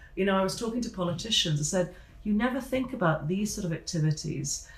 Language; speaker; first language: English; native; English